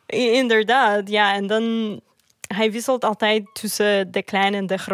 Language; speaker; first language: Dutch; non-native, fluent; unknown